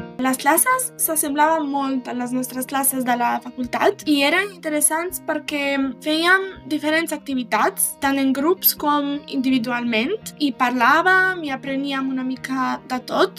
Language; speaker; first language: Catalan; non-native, fluent; Serbian